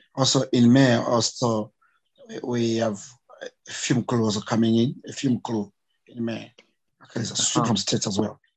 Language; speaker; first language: English; non-native, local second language; Bemba